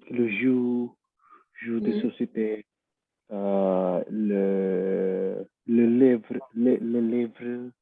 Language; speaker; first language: French; non-native, learner; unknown